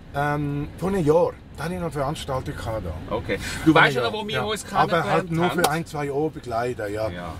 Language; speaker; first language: German; early bilingual, heritage; Spanish